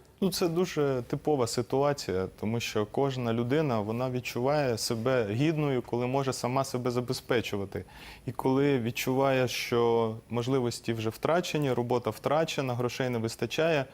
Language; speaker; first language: Ukrainian; native; Ukrainian